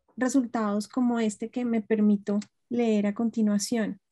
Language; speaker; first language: Spanish; native; Spanish